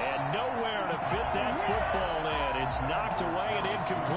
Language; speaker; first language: English; native; English